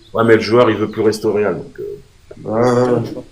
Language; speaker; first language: French; native; French